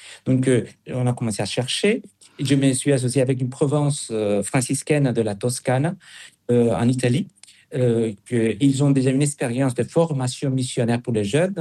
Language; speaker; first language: French; non-native, fluent; Spanish